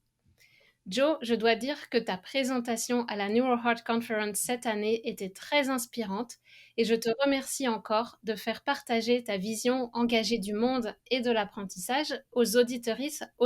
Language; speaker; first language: French; native; French